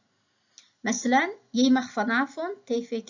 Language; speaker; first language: Dutch; non-native, fluent; Uyghur